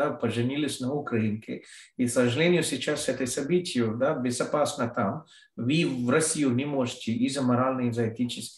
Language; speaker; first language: Russian; non-native, fluent; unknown